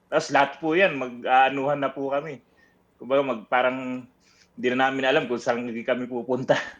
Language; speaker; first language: Filipino; native; Filipino